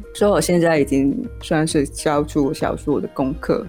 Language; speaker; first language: Chinese; non-native, local second language; Cantonese